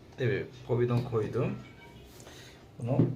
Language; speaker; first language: Turkish; non-native, learner; Korean